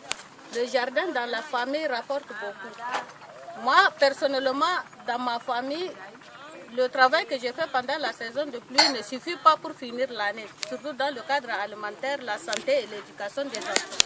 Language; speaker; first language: French; non-native, local second language; Arabic